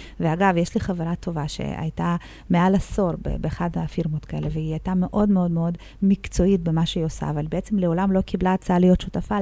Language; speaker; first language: Hebrew; early bilingual, other home language; Russian